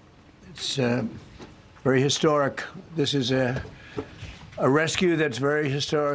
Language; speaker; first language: English; native; English